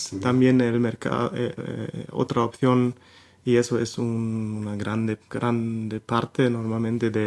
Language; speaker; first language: Spanish; non-native, fluent; German